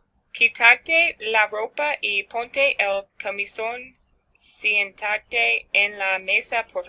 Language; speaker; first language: Spanish; non-native, learner; English